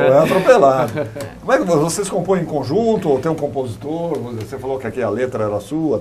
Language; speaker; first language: Portuguese; native; Portuguese